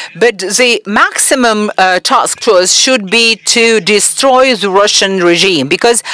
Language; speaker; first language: English; non-native, fluent; Persian